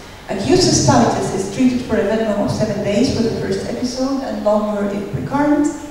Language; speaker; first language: English; non-native, fluent; Arabic